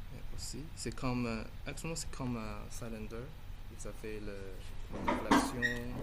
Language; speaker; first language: French; non-native, learner; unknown